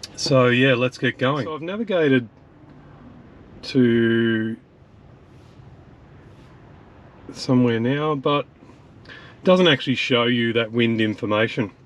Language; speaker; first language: English; native; English